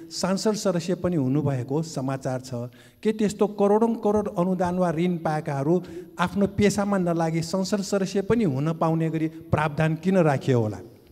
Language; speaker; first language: Nepali; non-native, local second language; Newari